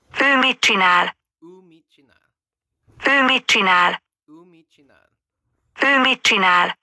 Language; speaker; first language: Hungarian; non-native, learner; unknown